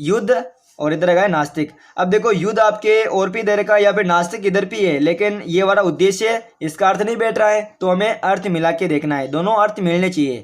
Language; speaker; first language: Hindi; native; Hindi